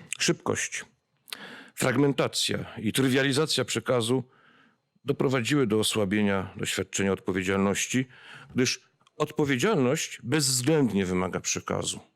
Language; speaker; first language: Polish; native; Polish